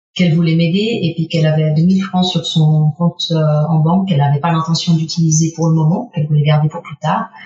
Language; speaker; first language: French; early bilingual, other home language; Spanish